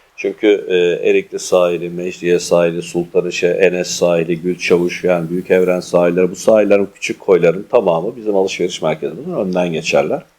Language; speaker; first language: Turkish; native; Turkish